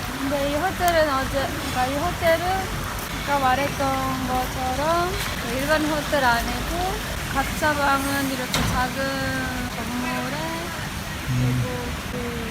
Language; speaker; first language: Korean; non-native, fluent; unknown